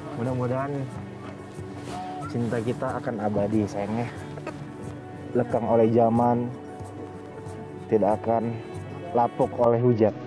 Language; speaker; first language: Indonesian; native; Indonesian